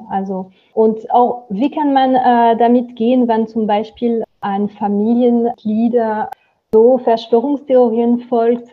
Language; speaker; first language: German; non-native, fluent; French